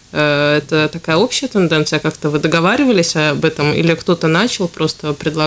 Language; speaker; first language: Russian; native; Russian